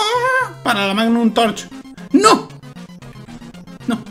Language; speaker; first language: Spanish; native; Spanish